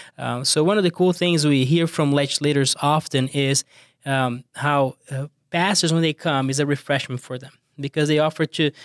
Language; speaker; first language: English; non-native, fluent; Portuguese